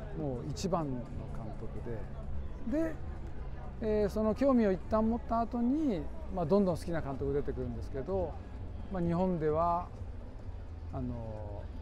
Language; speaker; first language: Japanese; native; Japanese